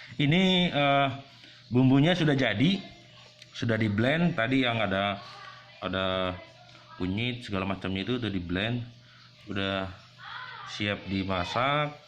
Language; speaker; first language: Indonesian; native; Indonesian